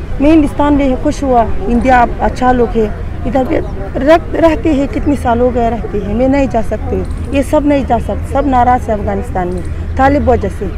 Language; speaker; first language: Hindi; non-native, learner; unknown